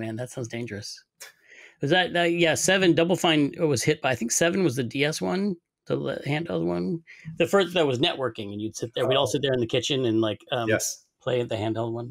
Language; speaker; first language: English; native; English